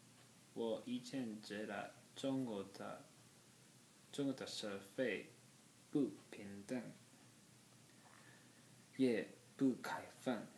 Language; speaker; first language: Chinese; non-native, learner; Japanese